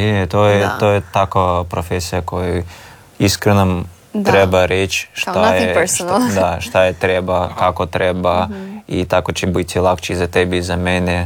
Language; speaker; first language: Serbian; non-native, learner; Russian